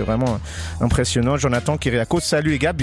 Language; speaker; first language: French; native; French